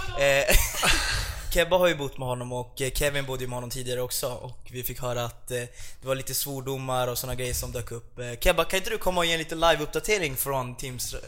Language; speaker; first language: Swedish; native; Swedish